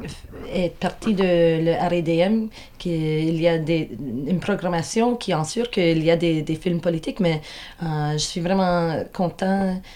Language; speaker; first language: French; non-native, local second language; English